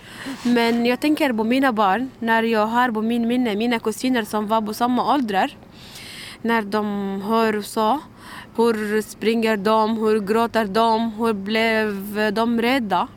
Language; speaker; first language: Swedish; non-native, learner; Arabic